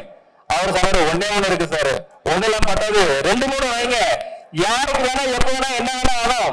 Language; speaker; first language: Tamil; native; Tamil